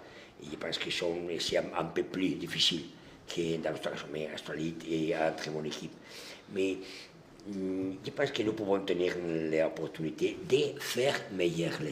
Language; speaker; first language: French; non-native, learner; Spanish